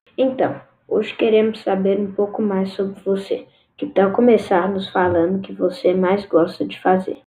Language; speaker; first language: Portuguese; non-native, learner; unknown